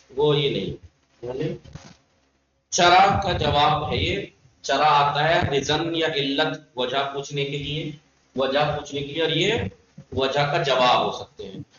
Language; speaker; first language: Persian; non-native, fluent; Urdu